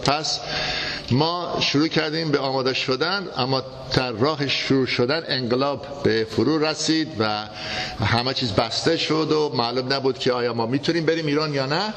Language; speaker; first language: Persian; non-native, fluent; English